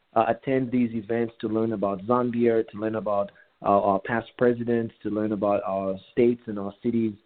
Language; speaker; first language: English; non-native, local second language; Bemba